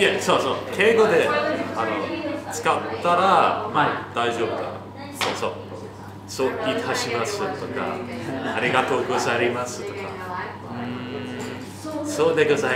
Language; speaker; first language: Japanese; non-native, learner; English